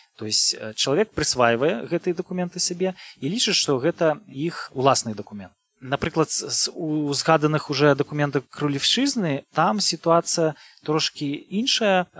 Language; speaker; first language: Belarusian; native; Belarusian